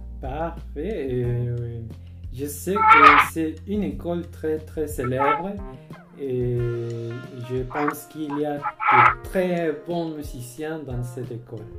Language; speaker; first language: French; non-native, fluent; Spanish